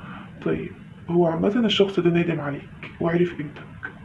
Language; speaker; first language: Arabic; native; Arabic